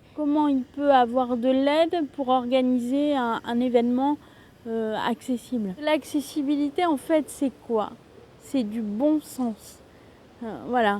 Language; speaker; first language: French; native; French